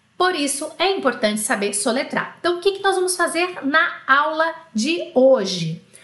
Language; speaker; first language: Portuguese; native; Portuguese